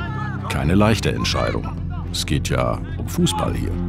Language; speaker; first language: German; native; German